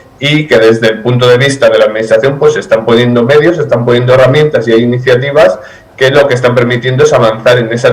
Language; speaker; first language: Spanish; native; Spanish